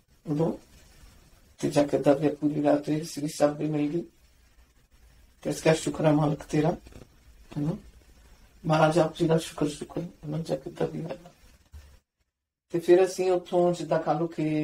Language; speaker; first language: Punjabi; native; Punjabi